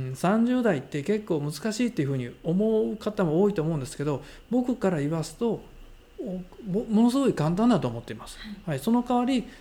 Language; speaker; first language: Japanese; native; Japanese